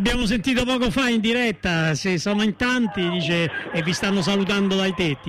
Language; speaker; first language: Italian; native; Italian